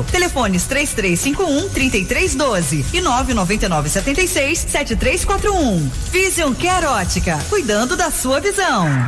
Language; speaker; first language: Portuguese; native; Portuguese